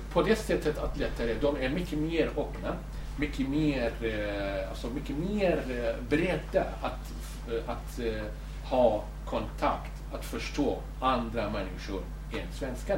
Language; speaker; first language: Swedish; non-native, fluent; Kurdish